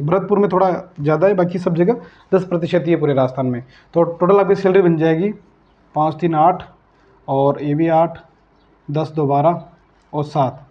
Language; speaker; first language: Hindi; native; Hindi